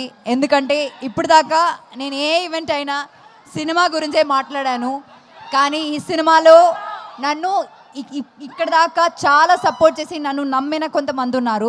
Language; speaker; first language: Telugu; non-native, fluent; Malayalam